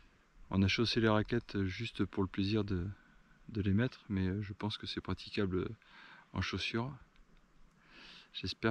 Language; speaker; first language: French; native; French